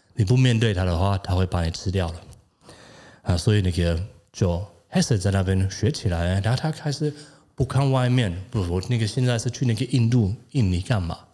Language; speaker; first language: Chinese; non-native, fluent; German